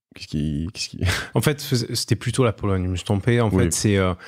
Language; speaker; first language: French; native; French